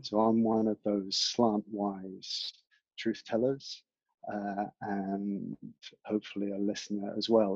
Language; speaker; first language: English; native; English